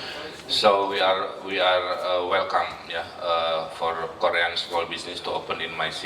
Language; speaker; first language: English; non-native, fluent; Indonesian